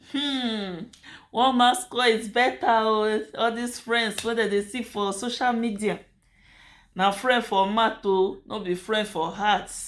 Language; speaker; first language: Nigerian Pidgin; native; Nigerian Pidgin